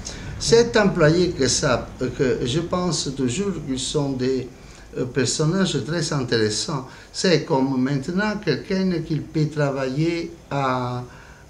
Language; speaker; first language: French; non-native, fluent; Italian